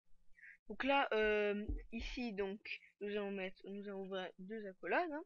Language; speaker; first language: French; native; French